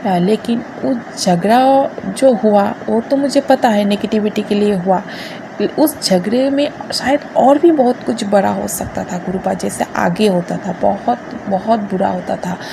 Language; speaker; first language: Hindi; non-native, local second language; Bangla